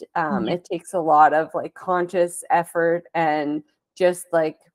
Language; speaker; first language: English; native; English